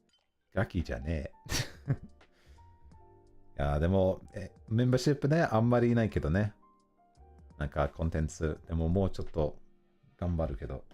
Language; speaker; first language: Japanese; non-native, learner; English